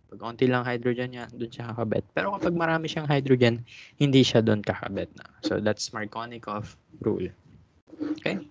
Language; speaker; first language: Filipino; native; Filipino